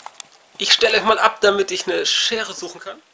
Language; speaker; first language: German; native; German